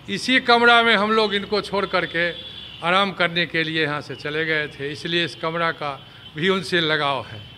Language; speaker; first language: Hindi; native; Hindi